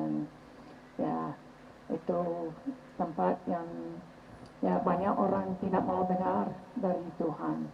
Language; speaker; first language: Indonesian; non-native, fluent; English